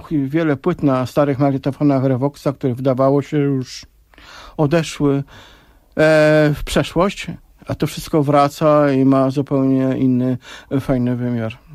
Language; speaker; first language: Polish; native; Polish